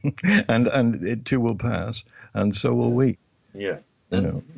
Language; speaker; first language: English; native; English